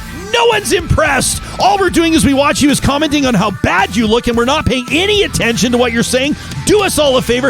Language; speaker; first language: English; native; English